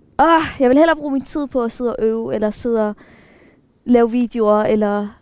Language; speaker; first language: Danish; early bilingual, other home language; Arabic